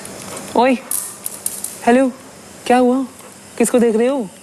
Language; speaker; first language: Hindi; native; Hindi